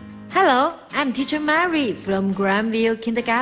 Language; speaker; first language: English; non-native, fluent; Chinese